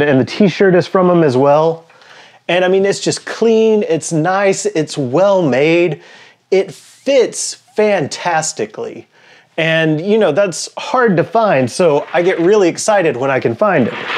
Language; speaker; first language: English; native; English